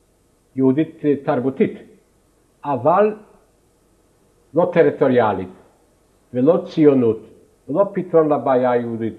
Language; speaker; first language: Hebrew; non-native, fluent; Yiddish